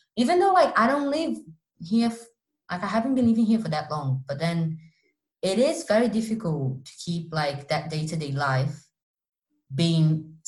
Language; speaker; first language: English; non-native, fluent; Portuguese